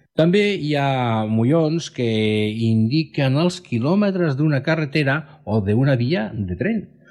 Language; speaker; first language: Catalan; native; Catalan